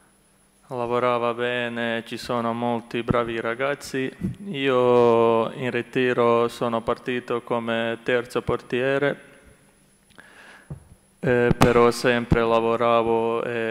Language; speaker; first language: Italian; non-native, learner; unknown